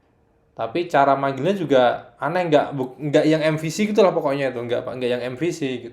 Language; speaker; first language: Indonesian; native; Indonesian